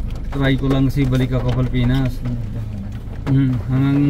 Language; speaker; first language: Filipino; non-native, local second language; Punjabi